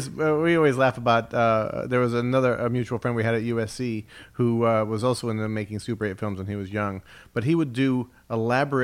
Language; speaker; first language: English; native; English